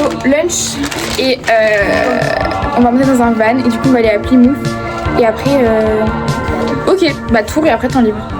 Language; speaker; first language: French; native; French